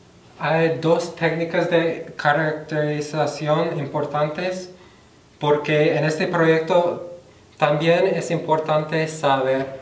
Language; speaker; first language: Spanish; non-native, fluent; English